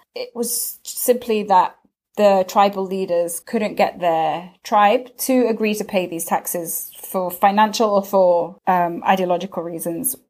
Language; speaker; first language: English; native; English